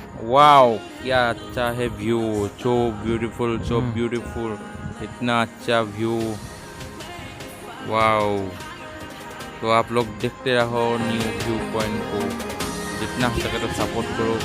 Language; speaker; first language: Hindi; non-native, local second language; Assamese